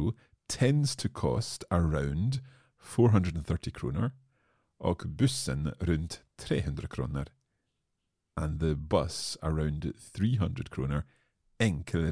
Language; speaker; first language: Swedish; non-native, learner; English